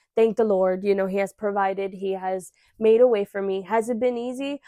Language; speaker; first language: English; early bilingual, other home language; Spanish